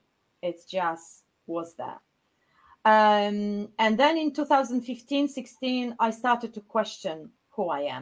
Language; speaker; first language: English; non-native, fluent; Polish